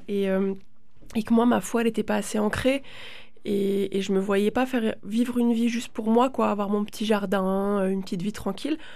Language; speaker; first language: French; native; French